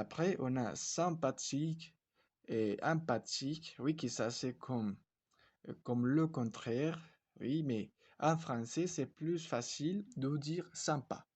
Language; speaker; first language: French; non-native, fluent; Spanish